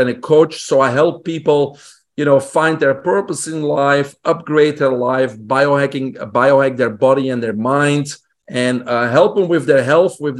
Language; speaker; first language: English; non-native, fluent; Dutch